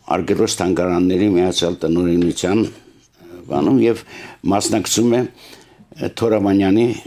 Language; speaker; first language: Armenian; native; Armenian